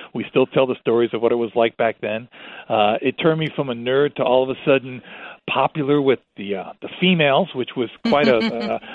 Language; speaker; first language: English; early bilingual, other home language; Spanish